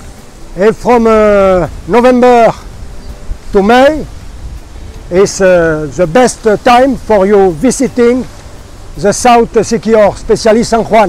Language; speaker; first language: English; non-native, learner; French